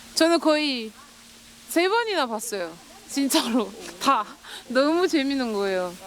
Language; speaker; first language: Korean; non-native, fluent; French